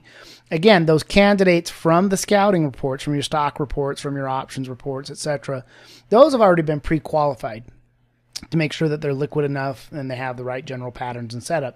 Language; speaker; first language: English; native; English